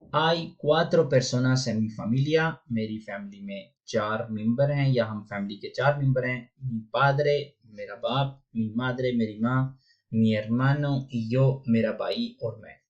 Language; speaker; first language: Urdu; non-native, local second language; Punjabi